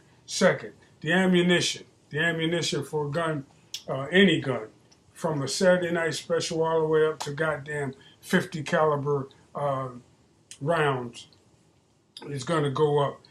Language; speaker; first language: English; native; English